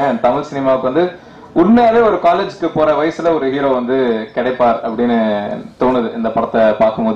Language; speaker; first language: Tamil; native; Tamil